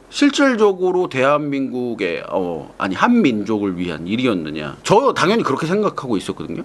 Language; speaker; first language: Korean; native; Korean